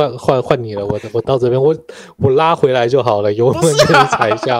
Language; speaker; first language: Chinese; native; Chinese